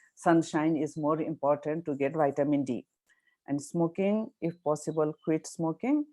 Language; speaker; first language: English; non-native, local second language; Nepali